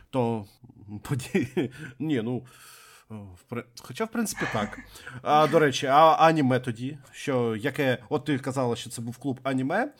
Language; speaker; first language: Ukrainian; native; Ukrainian